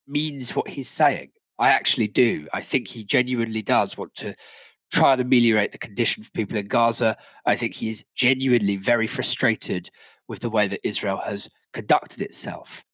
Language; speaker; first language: English; native; English